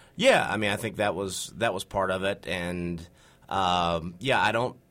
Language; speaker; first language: English; native; English